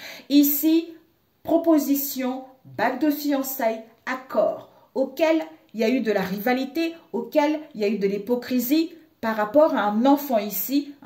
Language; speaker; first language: French; native; French